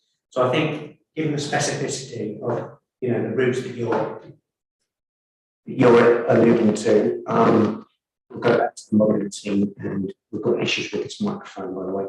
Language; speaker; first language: English; native; English